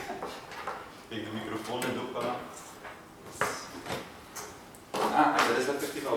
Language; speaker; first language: Dutch; native; Dutch